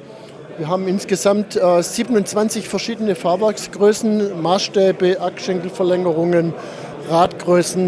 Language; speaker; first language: German; native; German